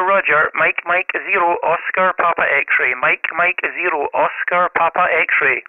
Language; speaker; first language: English; native; English